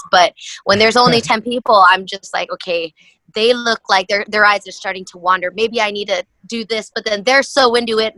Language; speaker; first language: English; native; English